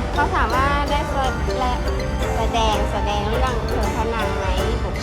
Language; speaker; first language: Thai; native; Thai